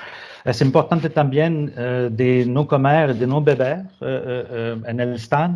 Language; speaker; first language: Spanish; non-native, fluent; French